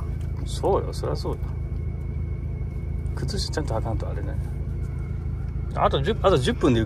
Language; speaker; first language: Japanese; native; Japanese